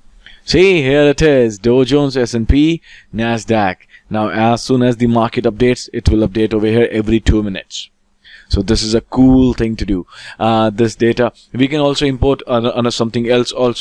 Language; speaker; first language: English; non-native, local second language; Hindi